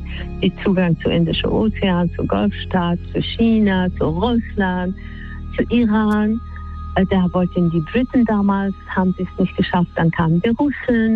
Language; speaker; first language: German; non-native, fluent; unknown